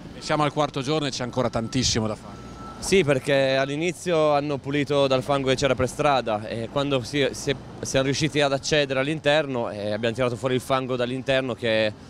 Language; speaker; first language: Italian; native; Italian